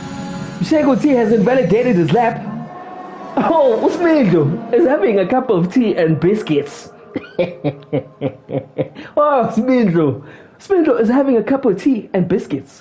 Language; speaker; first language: English; non-native, local second language; Zulu